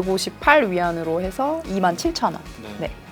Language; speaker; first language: Korean; native; Korean